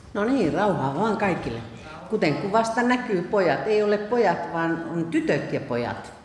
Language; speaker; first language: Finnish; native; Finnish